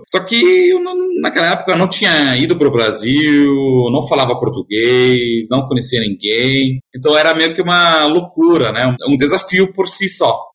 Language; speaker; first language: Portuguese; non-native, fluent; German